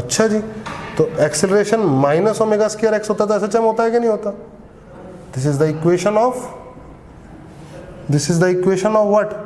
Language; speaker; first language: Hindi; native; Hindi